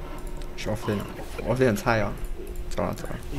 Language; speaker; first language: Chinese; native; Chinese